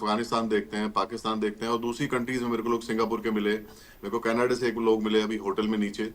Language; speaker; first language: Hindi; native; Hindi